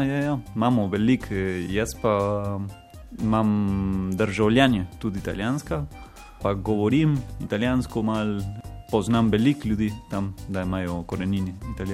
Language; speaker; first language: Slovenian; non-native, learner; Spanish